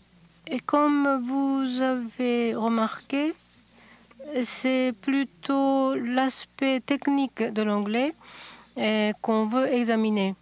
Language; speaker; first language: French; non-native, fluent; Japanese